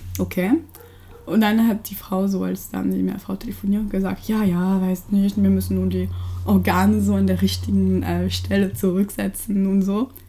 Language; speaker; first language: German; non-native, fluent; French